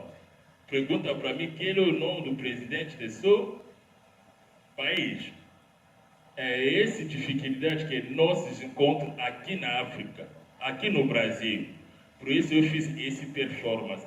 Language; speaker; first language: Portuguese; non-native, learner; Lingala